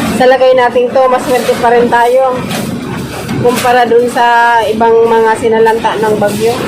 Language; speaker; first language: Filipino; non-native, local second language; Bikol